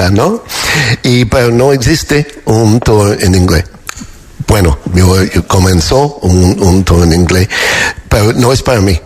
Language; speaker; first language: Spanish; non-native, fluent; English